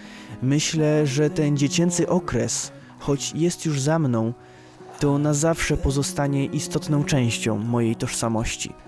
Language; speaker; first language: Polish; native; Polish